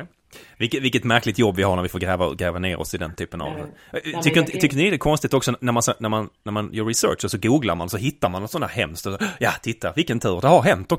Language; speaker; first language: Swedish; native; Swedish